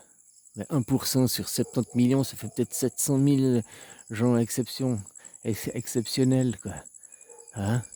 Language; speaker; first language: French; native; French